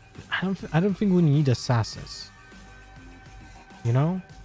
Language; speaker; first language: English; non-native, fluent; Polish